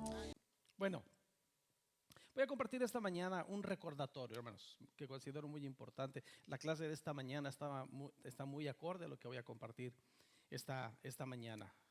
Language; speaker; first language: Spanish; native; Spanish